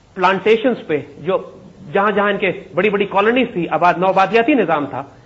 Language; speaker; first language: Urdu; native; Urdu